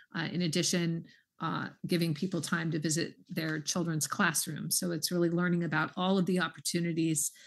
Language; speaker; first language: English; native; English